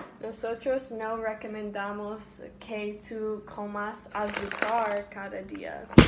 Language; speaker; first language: Spanish; non-native, learner; English